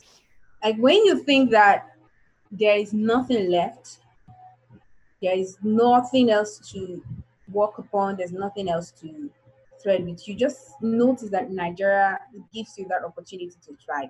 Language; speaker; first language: English; non-native, local second language; Igbo